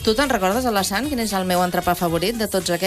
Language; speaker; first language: Catalan; native; Catalan